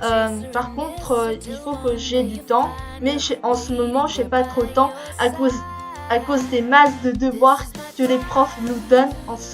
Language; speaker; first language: French; early bilingual, other home language; Korean